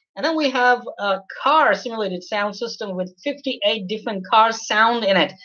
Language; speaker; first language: English; non-native, local second language; Urdu